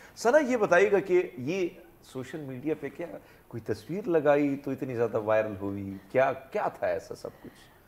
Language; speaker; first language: Urdu; non-native, local second language; Pashto